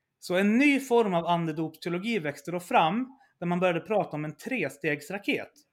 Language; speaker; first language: Swedish; native; Swedish